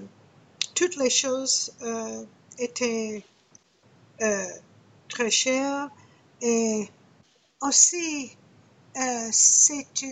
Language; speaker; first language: French; non-native, learner; English